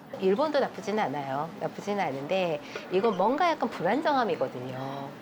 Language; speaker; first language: Korean; native; Korean